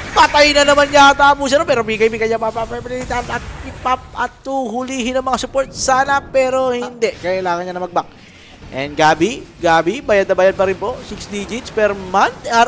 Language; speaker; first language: Filipino; native; Filipino